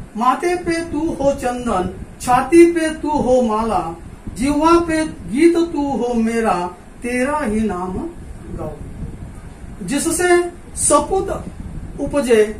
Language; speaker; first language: Hindi; non-native, local second language; Marathi